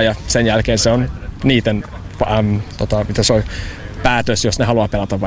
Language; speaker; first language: Finnish; non-native, learner; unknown